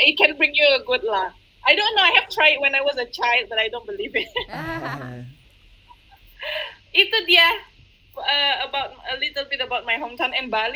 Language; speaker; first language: English; non-native, fluent; Indonesian